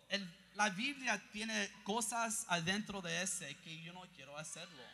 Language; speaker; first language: Spanish; early bilingual, heritage; English